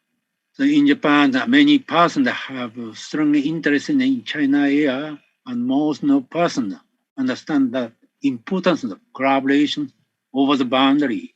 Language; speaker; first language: English; non-native, fluent; Japanese